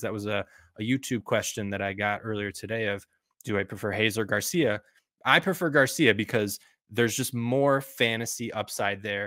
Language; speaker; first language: English; native; English